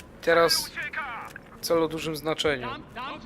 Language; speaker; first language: Polish; native; Polish